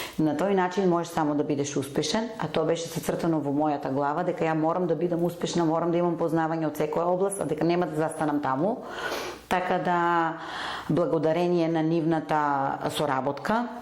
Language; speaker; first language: Macedonian; native; Macedonian